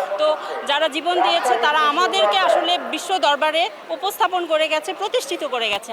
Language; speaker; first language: Bangla; non-native, local second language; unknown